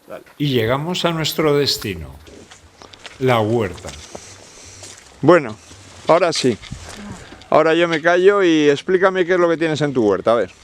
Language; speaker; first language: Spanish; native; Spanish